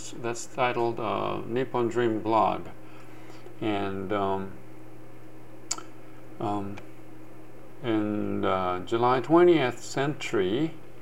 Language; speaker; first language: English; non-native, fluent; Japanese